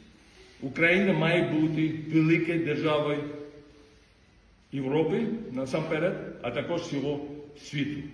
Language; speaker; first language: Ukrainian; non-native, fluent; Georgian